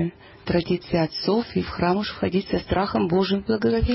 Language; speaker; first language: Russian; native; Russian